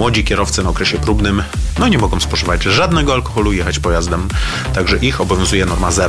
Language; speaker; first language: Polish; native; Polish